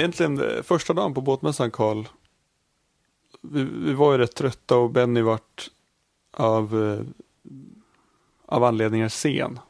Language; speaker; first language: Swedish; native; Swedish